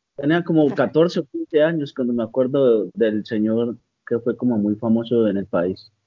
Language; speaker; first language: Spanish; native; Spanish